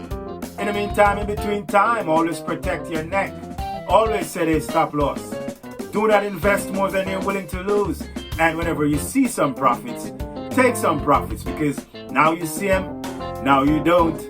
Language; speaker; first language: English; native; English